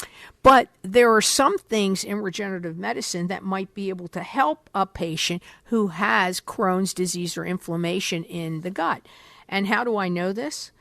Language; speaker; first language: English; native; English